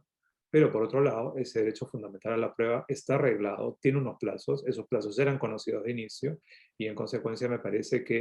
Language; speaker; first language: Spanish; native; Spanish